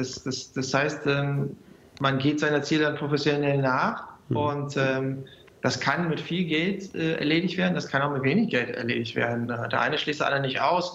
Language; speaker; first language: German; non-native, fluent; English